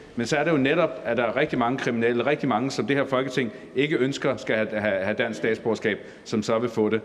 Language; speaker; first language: Danish; native; Danish